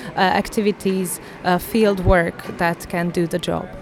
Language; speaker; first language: English; non-native, fluent; Hungarian